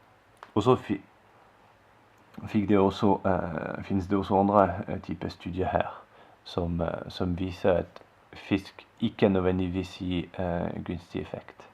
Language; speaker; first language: Norwegian; non-native, fluent; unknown